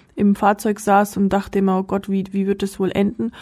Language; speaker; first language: German; early bilingual, other home language; Russian